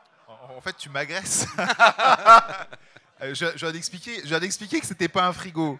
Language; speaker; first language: French; native; French